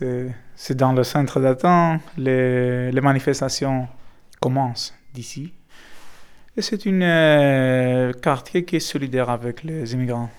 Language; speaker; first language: French; non-native, learner; Greek